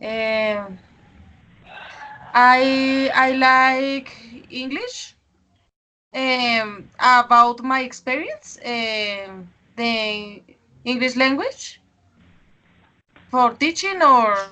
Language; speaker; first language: English; non-native, learner; Spanish